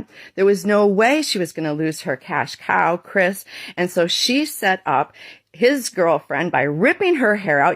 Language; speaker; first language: English; native; English